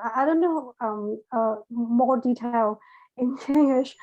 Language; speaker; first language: English; non-native, learner; Chinese